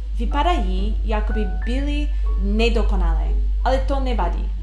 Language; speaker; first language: Czech; non-native, learner; English